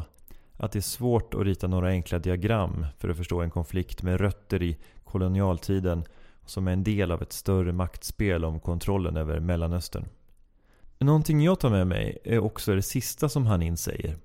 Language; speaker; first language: Swedish; native; Swedish